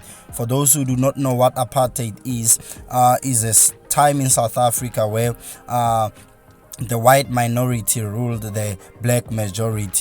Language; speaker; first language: English; non-native, local second language; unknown